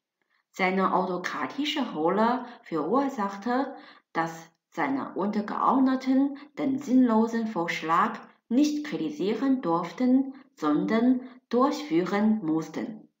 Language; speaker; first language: German; non-native, fluent; Chinese